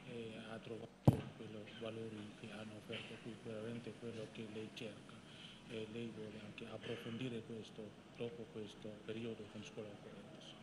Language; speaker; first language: Italian; non-native, learner; Indonesian